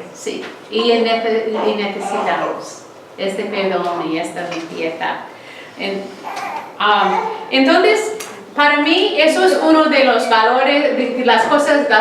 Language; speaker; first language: Spanish; non-native, fluent; English